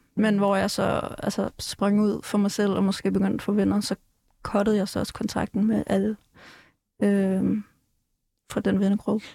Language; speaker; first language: Danish; early bilingual, other home language; Kurdish